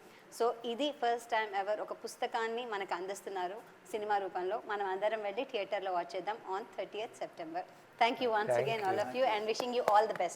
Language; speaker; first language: Telugu; native; Telugu